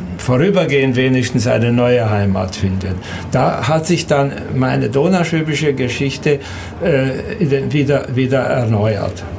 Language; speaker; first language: German; native; German